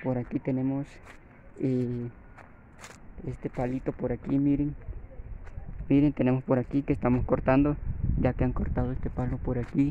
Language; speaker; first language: Spanish; native; Spanish